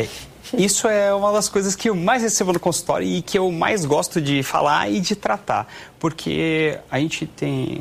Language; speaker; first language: Portuguese; native; Portuguese